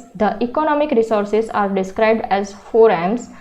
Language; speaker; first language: English; non-native, local second language; Gujarati